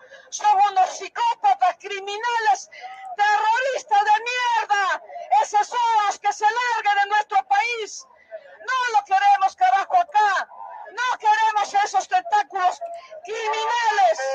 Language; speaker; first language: Spanish; native; Spanish